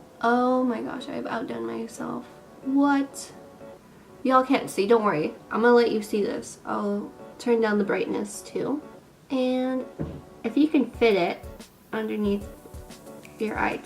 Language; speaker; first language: English; native; English